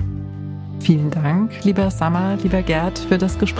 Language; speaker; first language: German; native; German